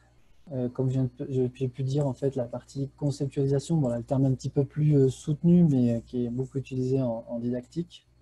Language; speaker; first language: French; native; French